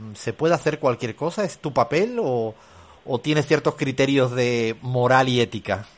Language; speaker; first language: Spanish; native; Spanish